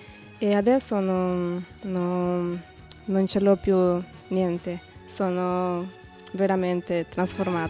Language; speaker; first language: Italian; non-native, learner; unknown